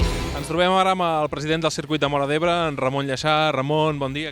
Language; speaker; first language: Catalan; native; Catalan